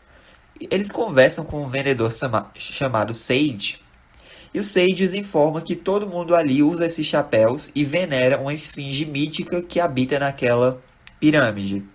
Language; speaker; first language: Portuguese; native; Portuguese